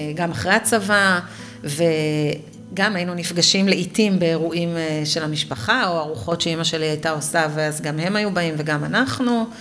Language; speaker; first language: Hebrew; native; Hebrew